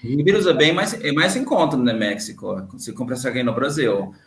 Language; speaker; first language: Portuguese; non-native, learner; English